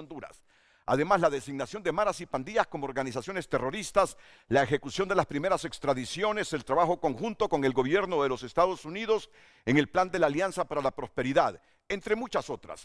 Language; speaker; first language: Spanish; native; Spanish